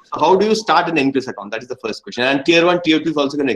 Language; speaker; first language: English; non-native, local second language; Bangla